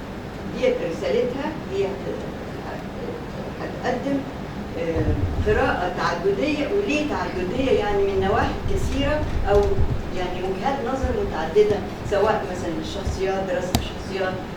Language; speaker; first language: Arabic; native; Arabic